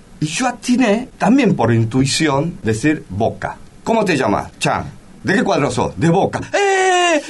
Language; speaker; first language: Spanish; early bilingual, other home language; Korean